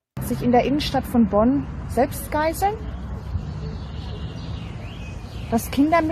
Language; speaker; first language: German; native; German